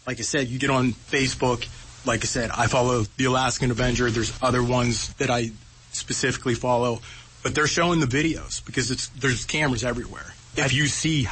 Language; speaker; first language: English; native; English